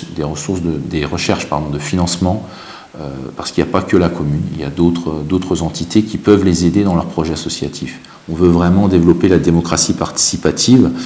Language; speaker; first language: French; native; French